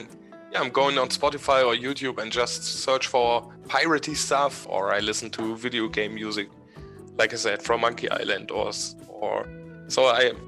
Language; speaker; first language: English; non-native, fluent; German